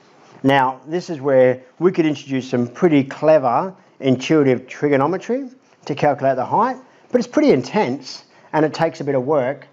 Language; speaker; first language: English; native; English